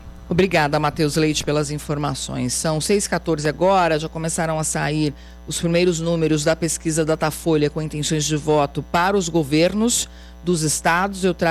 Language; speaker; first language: Portuguese; native; Portuguese